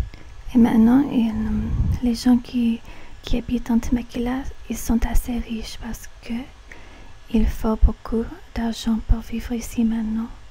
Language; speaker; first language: French; non-native, learner; English